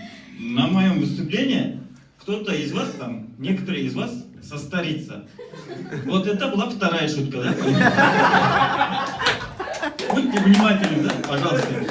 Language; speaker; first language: Russian; non-native, local second language; Kazakh